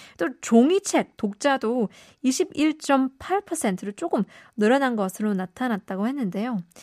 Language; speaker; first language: Korean; native; Korean